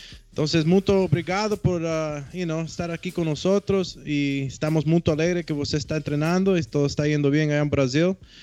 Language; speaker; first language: Portuguese; non-native, learner; English